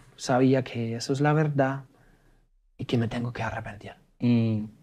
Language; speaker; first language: Spanish; non-native, fluent; German